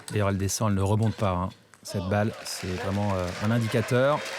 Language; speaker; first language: French; native; French